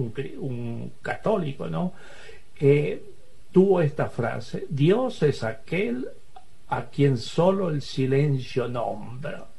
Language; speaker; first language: Spanish; native; Spanish